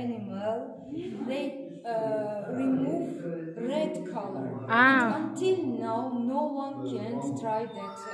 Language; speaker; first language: English; non-native, learner; Armenian